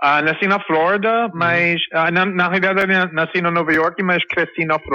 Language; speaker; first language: Portuguese; non-native, fluent; English